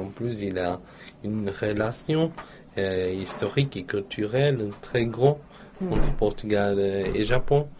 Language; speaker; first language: French; non-native, learner; Portuguese